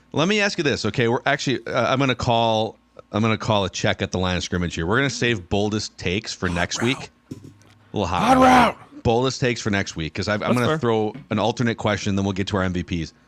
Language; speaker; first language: English; native; English